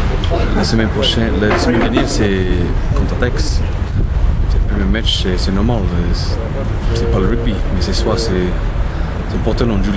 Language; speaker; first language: French; non-native, learner; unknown